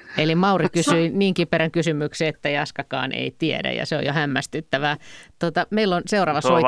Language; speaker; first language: Finnish; native; Finnish